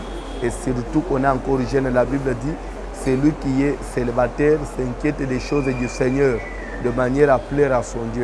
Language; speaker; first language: French; non-native, local second language; Lingala